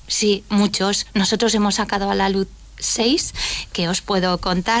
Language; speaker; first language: Spanish; native; Spanish